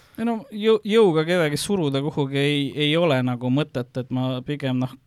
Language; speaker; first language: Estonian; native; Estonian